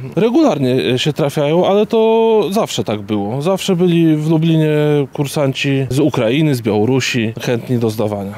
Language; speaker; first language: Polish; native; Polish